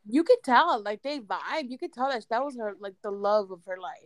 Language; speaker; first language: English; early bilingual, other home language; Spanish